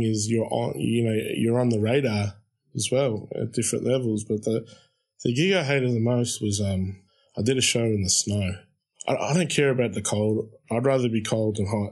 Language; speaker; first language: English; native; English